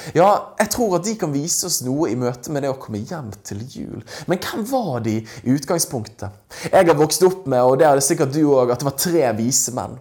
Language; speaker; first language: Norwegian; native; Norwegian